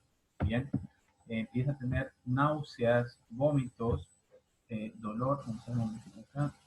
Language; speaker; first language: Spanish; native; Spanish